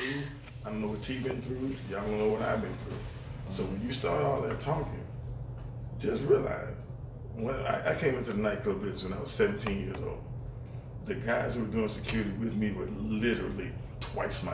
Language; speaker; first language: English; native; English